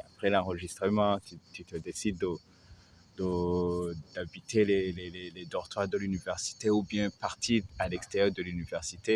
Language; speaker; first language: French; non-native, local second language; Rundi